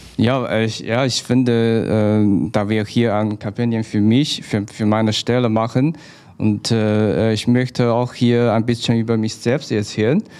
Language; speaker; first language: German; non-native, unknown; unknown